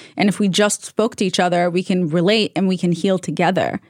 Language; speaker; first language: English; non-native, fluent; Hebrew